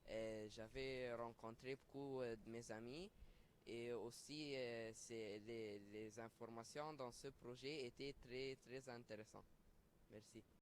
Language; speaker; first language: French; non-native, learner; Arabic